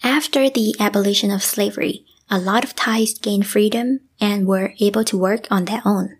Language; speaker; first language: English; non-native, fluent; Thai